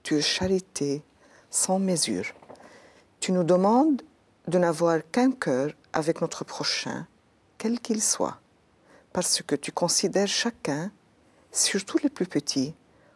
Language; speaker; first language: French; non-native, local second language; Arabic